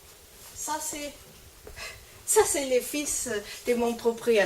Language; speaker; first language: French; non-native, learner; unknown